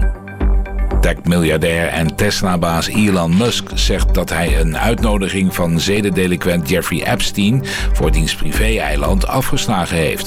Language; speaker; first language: Dutch; native; Dutch